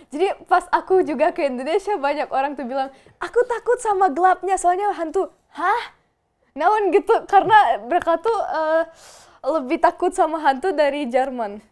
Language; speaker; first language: Indonesian; non-native, fluent; German